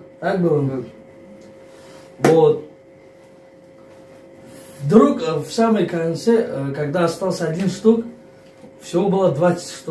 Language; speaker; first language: Russian; non-native, fluent; Tajik